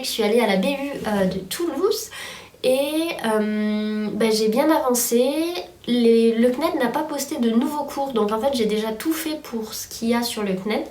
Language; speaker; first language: French; native; French